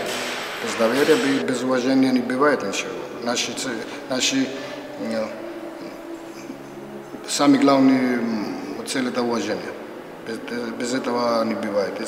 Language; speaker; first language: Russian; non-native, fluent; Georgian